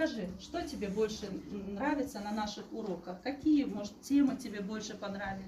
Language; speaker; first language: Russian; native; Russian